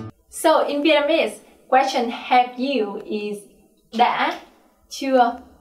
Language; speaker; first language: English; non-native, fluent; Vietnamese